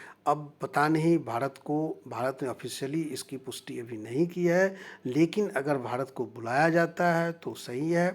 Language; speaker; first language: Hindi; native; Hindi